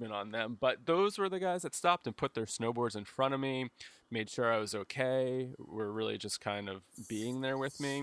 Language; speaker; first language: English; native; English